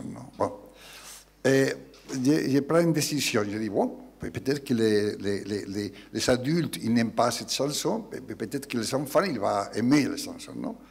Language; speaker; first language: French; non-native, learner; Spanish